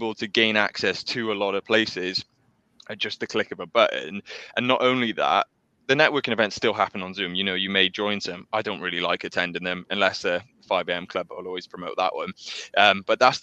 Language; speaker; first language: English; native; English